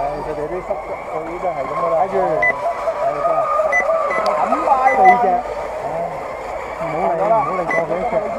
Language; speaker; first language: Cantonese; native; Cantonese